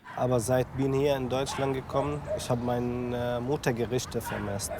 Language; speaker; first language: German; non-native, learner; Arabic